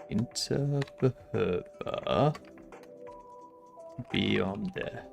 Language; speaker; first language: Swedish; non-native, learner; English